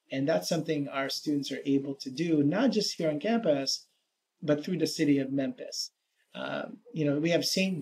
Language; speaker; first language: English; native; English